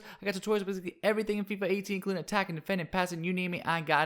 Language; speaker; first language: English; native; English